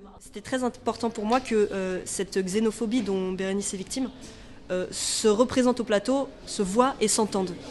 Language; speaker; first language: French; native; French